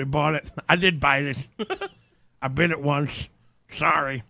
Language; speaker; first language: English; native; English